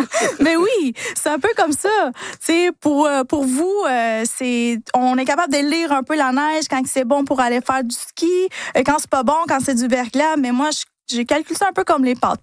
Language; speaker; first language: French; early bilingual, other home language; Spanish